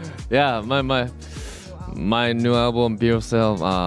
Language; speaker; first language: English; non-native, learner; Korean